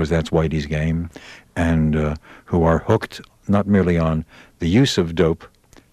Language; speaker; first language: English; native; English